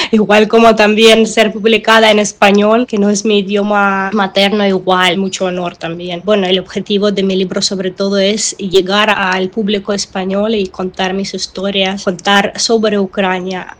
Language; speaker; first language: Spanish; non-native, fluent; Russian